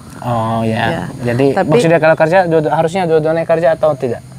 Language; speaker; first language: Indonesian; non-native, fluent; Arabic